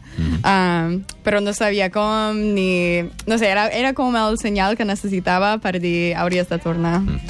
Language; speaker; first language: Catalan; non-native, fluent; English